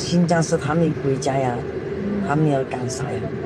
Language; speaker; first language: Chinese; native; Chinese